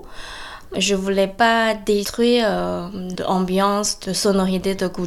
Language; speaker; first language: French; non-native, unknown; Chinese